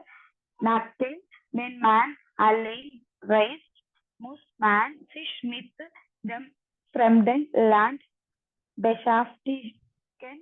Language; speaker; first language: German; non-native, learner; Malayalam